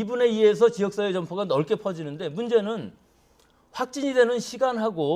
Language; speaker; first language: Korean; native; Korean